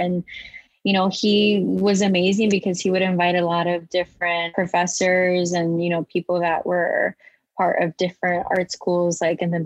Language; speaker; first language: English; native; English